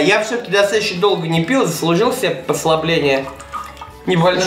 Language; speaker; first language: Russian; native; Russian